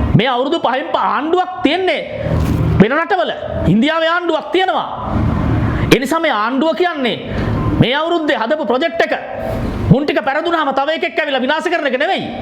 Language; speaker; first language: Sinhala; native; Sinhala